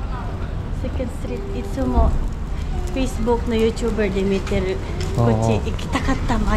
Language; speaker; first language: Japanese; non-native, learner; Filipino